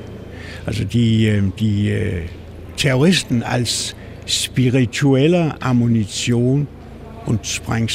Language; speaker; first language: German; non-native, fluent; Danish